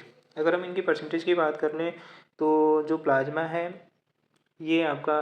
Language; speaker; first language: Hindi; native; Hindi